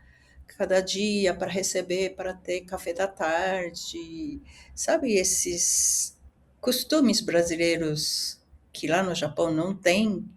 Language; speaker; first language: Portuguese; early bilingual, other home language; Japanese